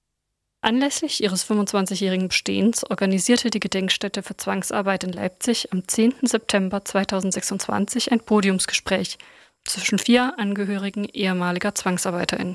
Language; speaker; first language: German; native; German